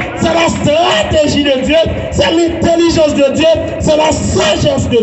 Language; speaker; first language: French; non-native, local second language; Haitian Creole